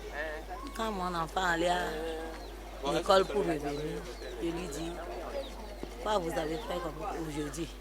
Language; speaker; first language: French; non-native, learner; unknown